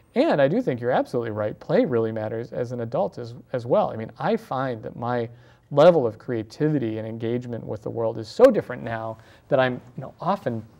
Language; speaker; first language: English; native; English